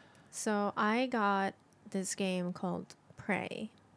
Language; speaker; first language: English; non-native, fluent; Japanese